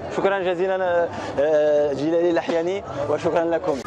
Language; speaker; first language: Arabic; early bilingual, heritage; Arabic